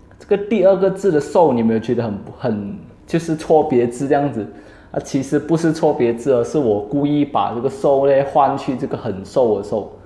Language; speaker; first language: Chinese; native; Chinese